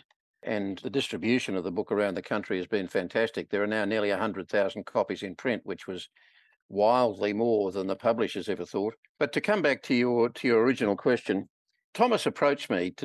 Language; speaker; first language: English; native; English